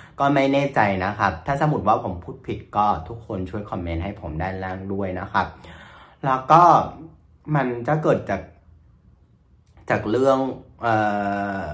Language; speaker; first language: Thai; non-native, fluent; Vietnamese